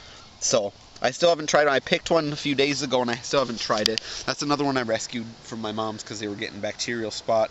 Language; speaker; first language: English; native; English